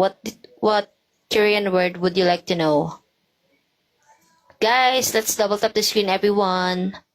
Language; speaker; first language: English; non-native, local second language; Filipino